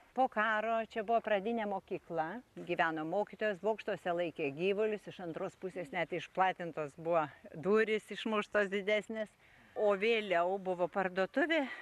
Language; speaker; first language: Lithuanian; native; Lithuanian